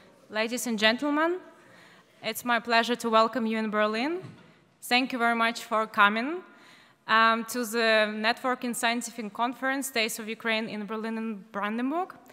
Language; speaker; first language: English; non-native, fluent; Ukrainian